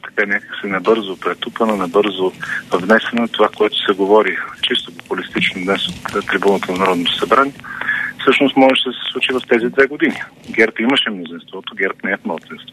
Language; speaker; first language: Bulgarian; native; Bulgarian